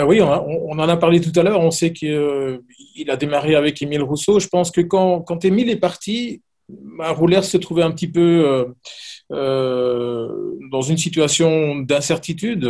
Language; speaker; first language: French; native; French